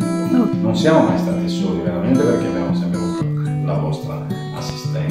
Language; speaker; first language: Italian; native; Italian